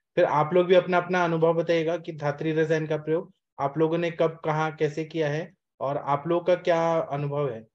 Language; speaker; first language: Hindi; native; Hindi